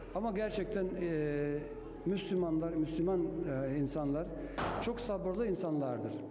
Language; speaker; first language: Turkish; non-native, fluent; Albanian